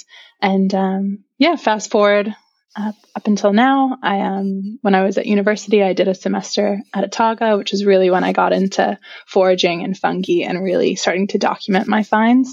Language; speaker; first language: English; native; English